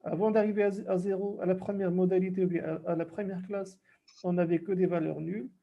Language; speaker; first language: French; non-native, local second language; Arabic